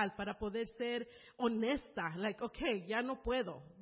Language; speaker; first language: Spanish; early bilingual, heritage; Spanish